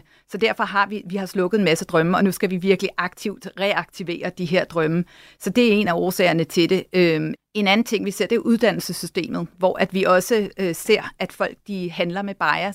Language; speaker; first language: Danish; native; Danish